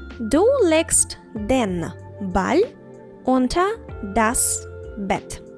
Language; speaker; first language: German; non-native, fluent; Ukrainian